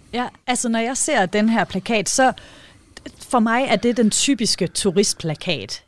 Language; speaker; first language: Danish; native; Danish